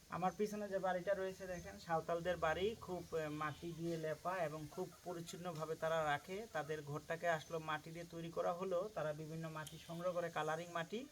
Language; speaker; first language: Bangla; native; Bangla